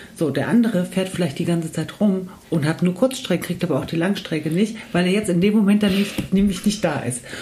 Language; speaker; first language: German; native; German